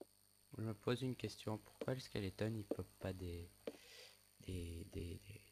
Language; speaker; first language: French; native; French